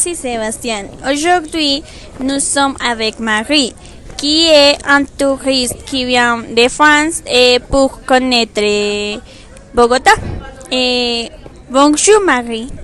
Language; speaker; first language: French; non-native, learner; Spanish